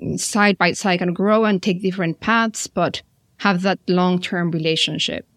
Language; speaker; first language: English; non-native, fluent; Spanish